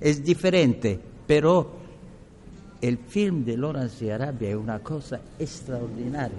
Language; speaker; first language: Spanish; non-native, learner; Arabic